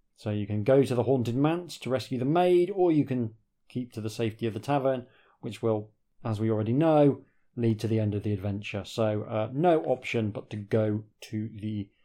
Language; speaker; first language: English; native; English